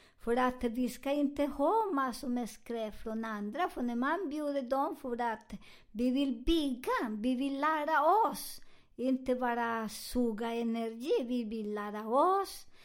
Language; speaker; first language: Swedish; non-native, learner; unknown